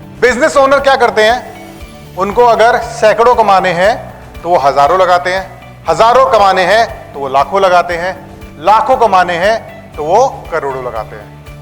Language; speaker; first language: Hindi; native; Hindi